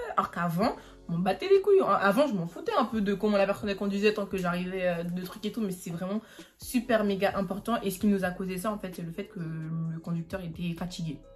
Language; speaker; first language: French; native; French